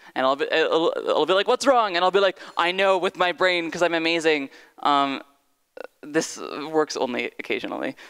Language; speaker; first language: English; native; English